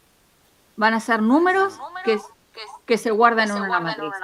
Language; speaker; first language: Spanish; native; Spanish